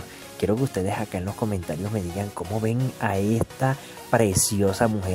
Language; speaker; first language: Spanish; native; Spanish